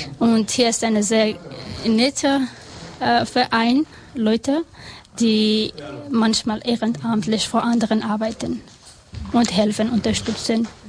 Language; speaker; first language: German; non-native, learner; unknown